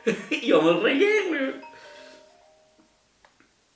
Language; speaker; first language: Spanish; native; Spanish